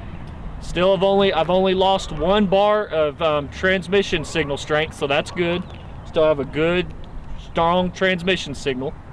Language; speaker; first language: English; native; English